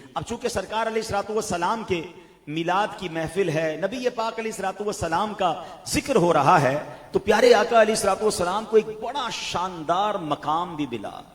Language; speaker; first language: Urdu; native; Urdu